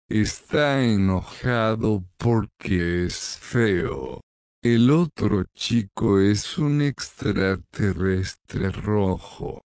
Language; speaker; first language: Spanish; non-native, learner; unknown